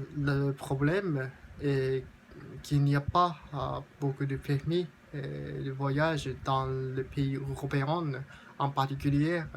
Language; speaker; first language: French; non-native, learner; Japanese